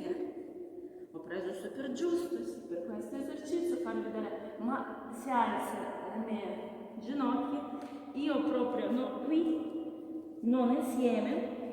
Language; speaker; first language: Italian; non-native, learner; Russian